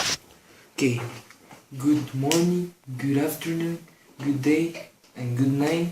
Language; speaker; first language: English; non-native, learner; Spanish